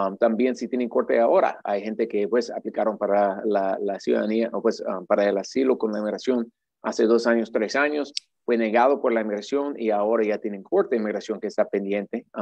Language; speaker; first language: Spanish; non-native, fluent; English